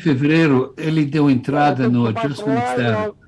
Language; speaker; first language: Portuguese; non-native, fluent; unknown